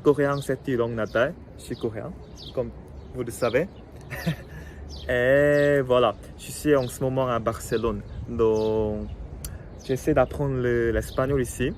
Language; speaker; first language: French; non-native, fluent; Korean